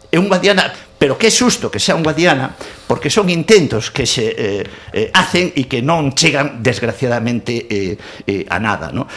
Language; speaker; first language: Galician; non-native, local second language; Spanish